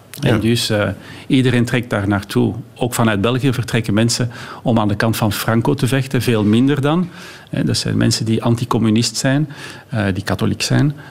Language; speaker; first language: Dutch; native; Dutch